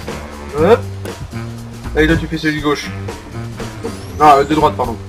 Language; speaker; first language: French; native; French